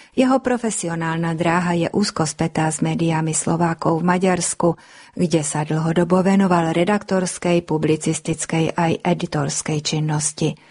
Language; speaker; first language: Slovak; early bilingual, heritage; Slovak